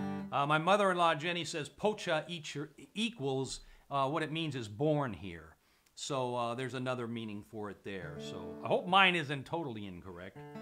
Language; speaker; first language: English; native; English